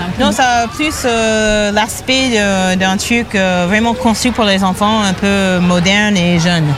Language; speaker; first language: French; non-native, fluent; English